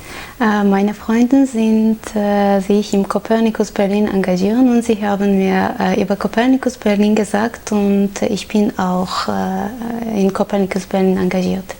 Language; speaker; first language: German; non-native, learner; Armenian